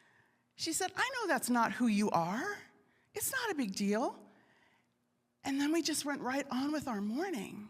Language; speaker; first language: English; native; English